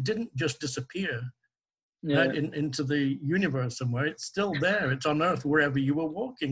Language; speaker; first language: English; native; English